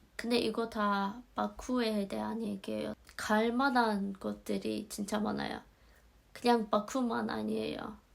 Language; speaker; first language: Korean; non-native, fluent; Azerbaijani